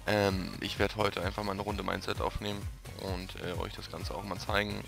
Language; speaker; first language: German; native; German